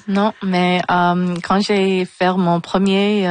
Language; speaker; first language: French; non-native, local second language; English